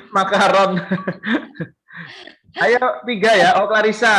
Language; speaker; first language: Indonesian; native; Indonesian